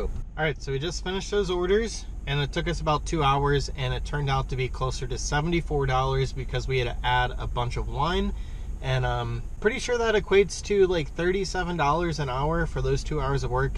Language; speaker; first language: English; native; English